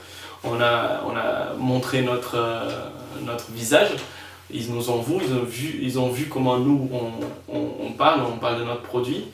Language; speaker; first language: French; non-native, fluent; Spanish